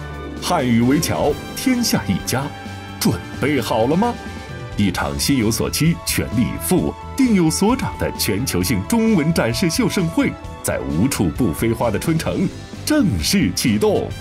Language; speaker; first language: Chinese; native; Chinese